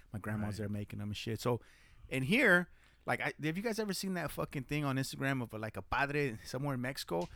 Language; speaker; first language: English; early bilingual, other home language; Spanish